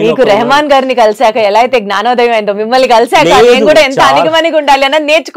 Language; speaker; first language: Telugu; native; Telugu